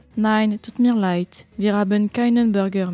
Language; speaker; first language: German; non-native, learner; French